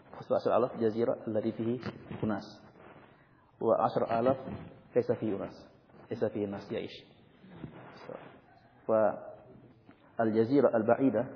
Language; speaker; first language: Arabic; non-native, learner; Indonesian